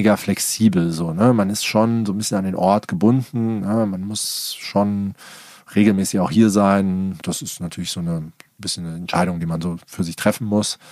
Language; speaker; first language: German; native; German